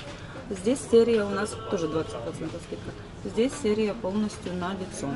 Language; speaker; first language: Russian; native; Russian